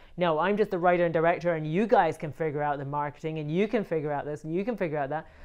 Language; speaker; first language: English; native; English